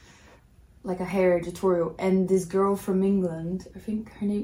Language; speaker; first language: English; non-native, fluent; Portuguese